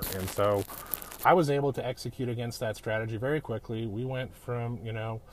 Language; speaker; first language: English; native; English